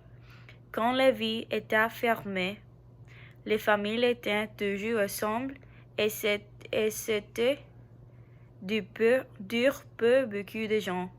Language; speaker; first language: French; non-native, learner; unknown